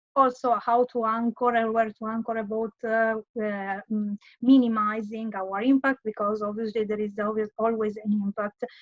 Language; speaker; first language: English; non-native, fluent; Italian